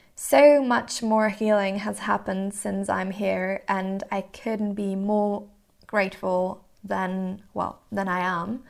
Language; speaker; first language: English; non-native, fluent; German